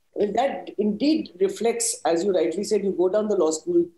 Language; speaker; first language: English; non-native, local second language; Hindi